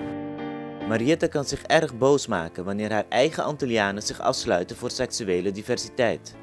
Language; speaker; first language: Dutch; native; Dutch